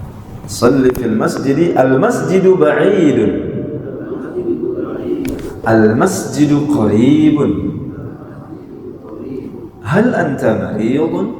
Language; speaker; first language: Arabic; non-native, fluent; Indonesian